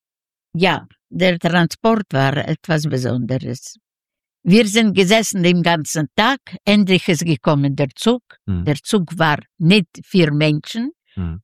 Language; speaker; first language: German; non-native, learner; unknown